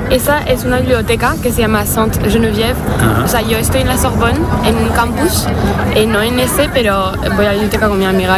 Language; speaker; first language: Spanish; non-native, fluent; French